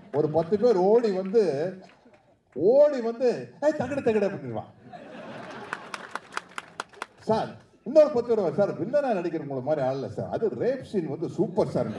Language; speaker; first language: Tamil; native; Tamil